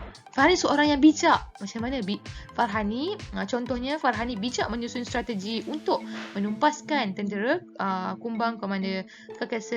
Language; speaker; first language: Malay; native; Malay